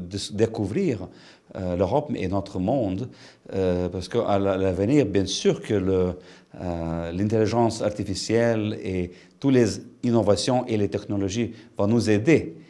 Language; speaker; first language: French; non-native, fluent; Lithuanian